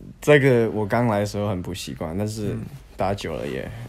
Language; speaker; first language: Chinese; non-native, local second language; Cantonese